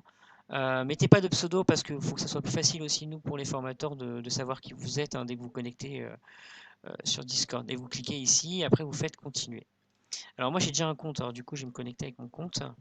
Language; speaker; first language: French; native; French